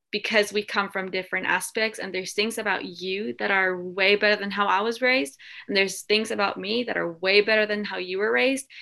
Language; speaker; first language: English; early bilingual, other home language; Spanish